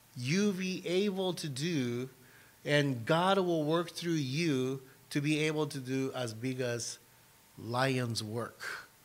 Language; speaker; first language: English; non-native, fluent; Japanese